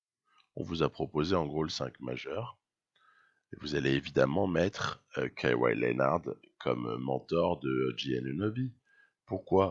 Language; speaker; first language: French; native; French